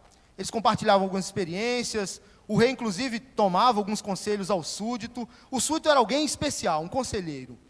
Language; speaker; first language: Portuguese; native; Portuguese